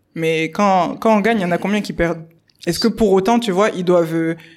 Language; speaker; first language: French; native; French